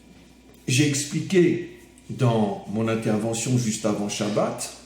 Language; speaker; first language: French; native; French